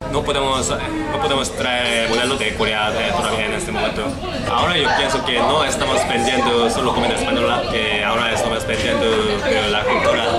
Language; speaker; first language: Spanish; non-native, learner; Korean